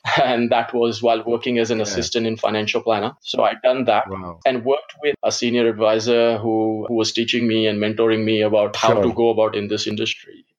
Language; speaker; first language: English; non-native, local second language; Gujarati